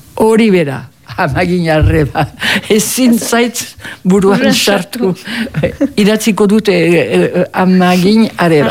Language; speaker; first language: Basque; native; Basque